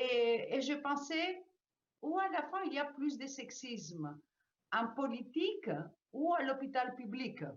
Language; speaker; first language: French; non-native, fluent; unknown